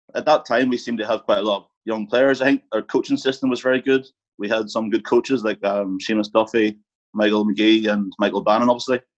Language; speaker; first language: English; native; English